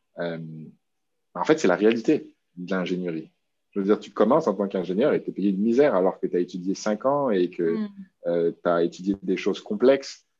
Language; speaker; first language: French; native; French